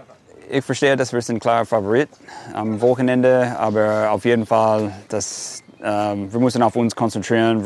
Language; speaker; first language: German; non-native, fluent; English